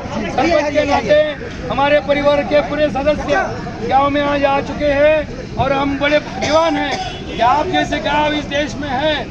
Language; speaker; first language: Hindi; non-native, local second language; Marathi